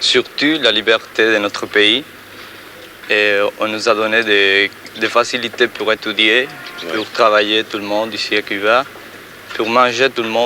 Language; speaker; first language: French; non-native, learner; Spanish